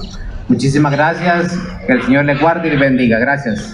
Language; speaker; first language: Spanish; native; Spanish